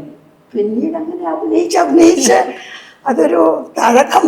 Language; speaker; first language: Malayalam; native; Malayalam